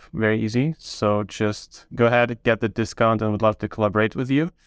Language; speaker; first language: English; non-native, fluent; Ukrainian